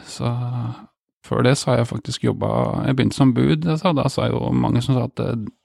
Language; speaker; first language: Norwegian; native; Norwegian